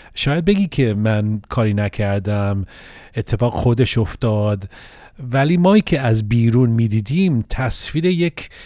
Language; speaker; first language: Persian; early bilingual, heritage; Persian